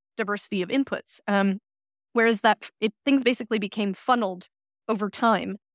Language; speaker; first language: English; native; English